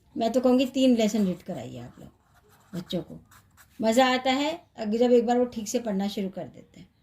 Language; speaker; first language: Hindi; native; Hindi